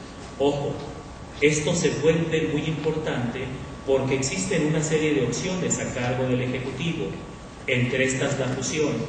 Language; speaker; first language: Spanish; native; Spanish